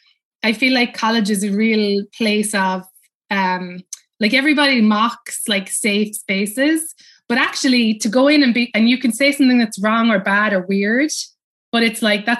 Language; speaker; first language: English; native; English